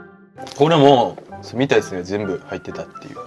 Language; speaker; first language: Japanese; native; Japanese